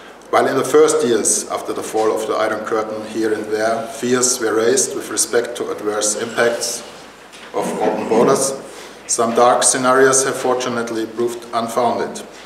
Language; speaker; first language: English; non-native, fluent; German